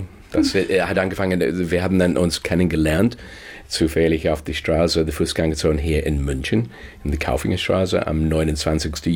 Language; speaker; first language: German; non-native, fluent; English